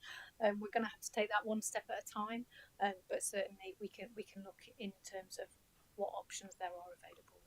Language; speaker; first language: English; native; English